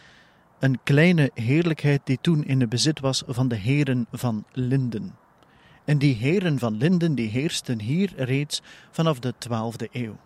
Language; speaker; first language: Dutch; native; Dutch